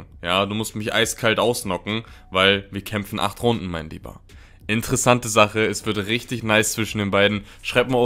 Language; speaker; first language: German; native; German